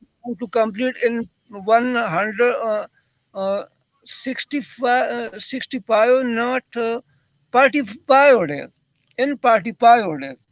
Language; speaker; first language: English; non-native, learner; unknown